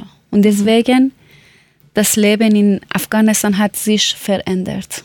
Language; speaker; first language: German; non-native, learner; Persian